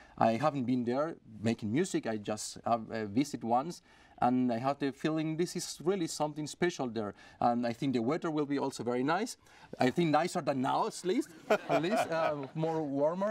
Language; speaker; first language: English; non-native, fluent; Spanish